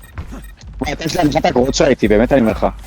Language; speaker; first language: Hebrew; native; Hebrew